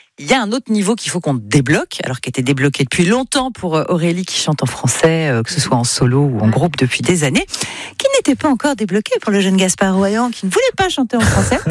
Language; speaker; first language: French; native; French